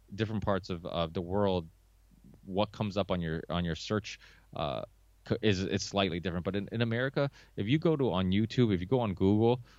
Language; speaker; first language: English; early bilingual, other home language; Portuguese